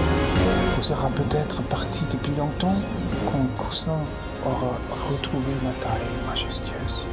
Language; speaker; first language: French; non-native, fluent; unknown